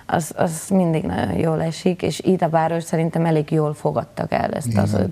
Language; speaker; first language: Hungarian; non-native, learner; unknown